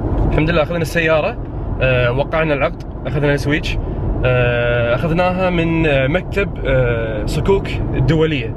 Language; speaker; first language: Arabic; native; Arabic